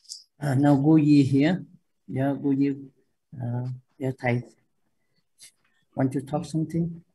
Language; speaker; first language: English; non-native, learner; Vietnamese